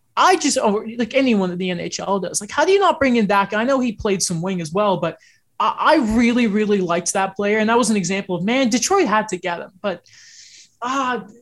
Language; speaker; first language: English; native; English